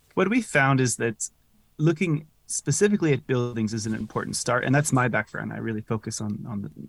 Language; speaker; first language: English; native; English